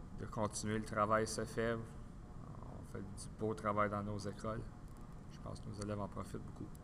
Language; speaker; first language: French; native; French